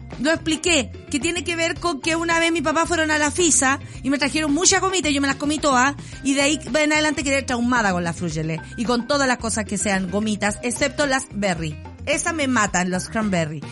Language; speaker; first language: Spanish; native; Spanish